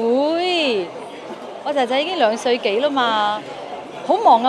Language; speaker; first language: Cantonese; non-native, fluent; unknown